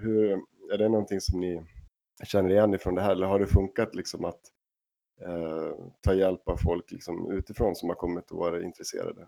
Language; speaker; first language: Swedish; native; Swedish